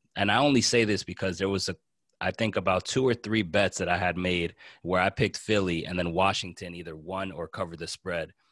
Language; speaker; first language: English; native; English